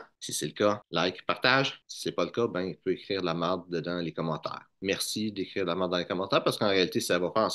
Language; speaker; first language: French; native; French